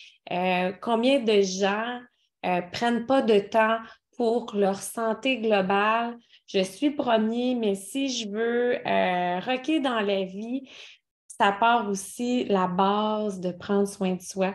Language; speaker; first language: French; native; French